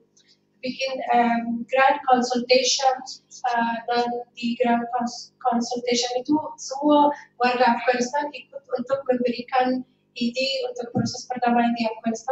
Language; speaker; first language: Indonesian; non-native, fluent; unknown